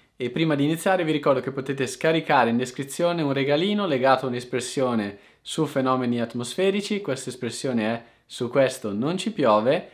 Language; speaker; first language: Italian; native; Italian